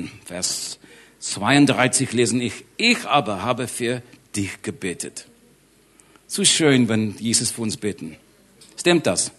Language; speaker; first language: German; non-native, learner; English